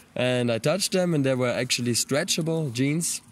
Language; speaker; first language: English; non-native, fluent; Italian